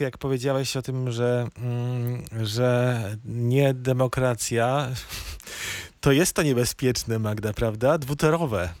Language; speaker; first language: Polish; native; Polish